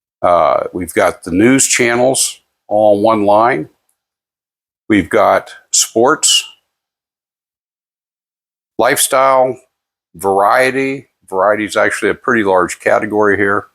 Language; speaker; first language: English; native; English